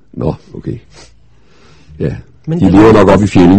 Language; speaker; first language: Danish; native; Danish